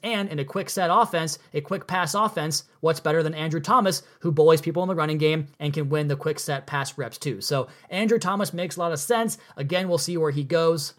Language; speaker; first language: English; native; English